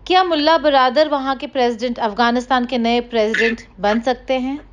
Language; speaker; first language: Urdu; native; Urdu